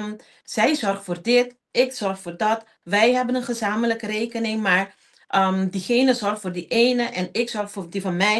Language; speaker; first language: Dutch; non-native, local second language; Papiamento